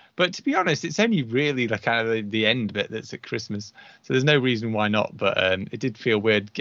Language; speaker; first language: English; native; English